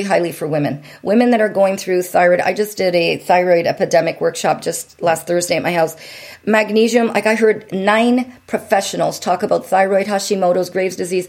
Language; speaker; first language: English; native; English